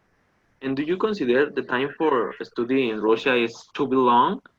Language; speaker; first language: English; non-native, learner; Spanish